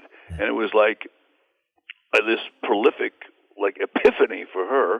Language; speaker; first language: English; native; English